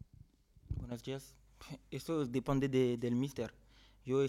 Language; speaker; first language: Spanish; non-native, fluent; French